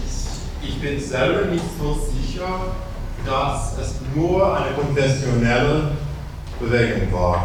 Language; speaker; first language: German; non-native, fluent; English